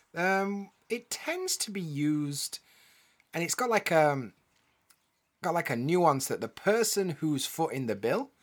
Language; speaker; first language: English; native; English